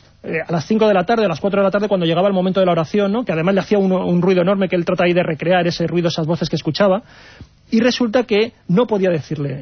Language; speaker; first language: Spanish; native; Spanish